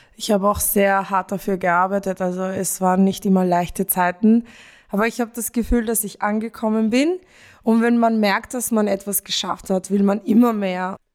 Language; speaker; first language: German; early bilingual, other home language; Romanian